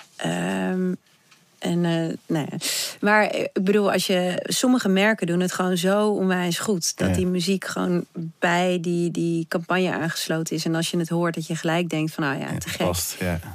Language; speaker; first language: Dutch; early bilingual, other home language; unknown